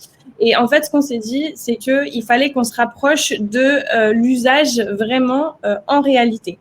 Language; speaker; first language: French; native; French